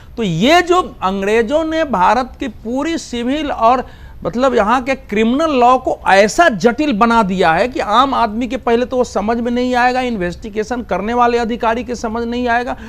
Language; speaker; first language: Hindi; native; Hindi